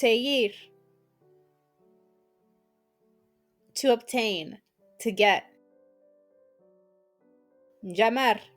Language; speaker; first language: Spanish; non-native, fluent; English